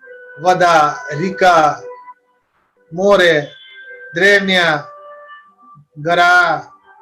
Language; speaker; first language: Russian; non-native, learner; Hindi